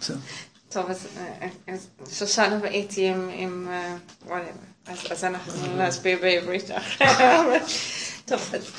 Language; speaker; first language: Hebrew; non-native, fluent; English